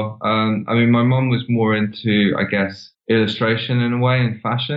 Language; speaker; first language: English; native; English